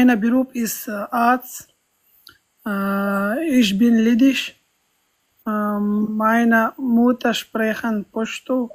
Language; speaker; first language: German; non-native, learner; Pashto